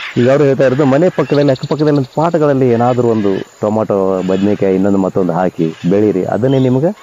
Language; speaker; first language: Kannada; native; Kannada